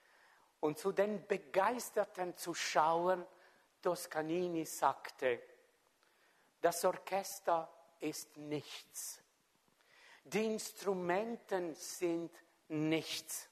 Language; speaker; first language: German; non-native, fluent; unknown